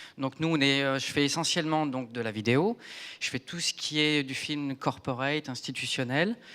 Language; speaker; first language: French; native; French